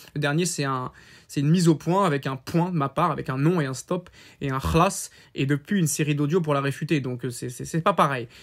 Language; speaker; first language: French; native; French